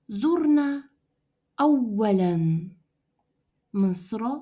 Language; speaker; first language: Arabic; non-native, fluent; Russian